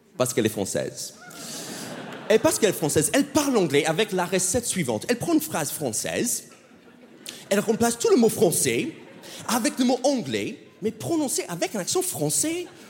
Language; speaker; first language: French; non-native, fluent; English